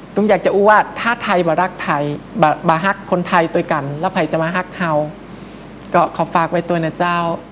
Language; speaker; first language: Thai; native; Thai